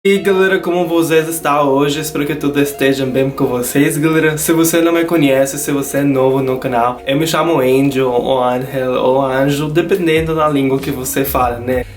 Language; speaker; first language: Portuguese; non-native, learner; English